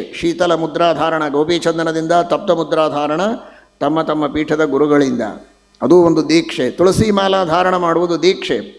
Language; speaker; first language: Kannada; native; Kannada